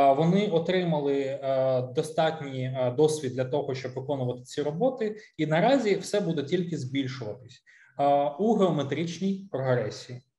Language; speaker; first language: Ukrainian; non-native, local second language; Russian